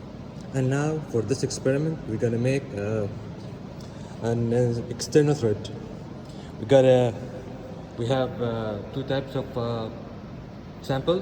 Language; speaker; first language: English; non-native, local second language; Arabic